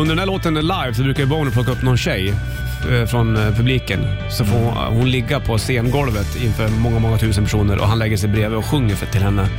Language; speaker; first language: Swedish; native; Swedish